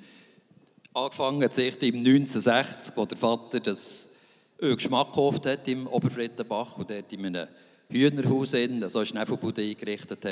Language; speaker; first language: German; native; German